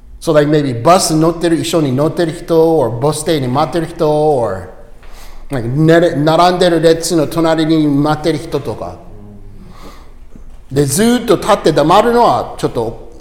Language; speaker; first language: Japanese; non-native, learner; English